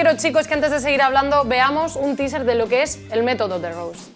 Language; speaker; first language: Spanish; native; Spanish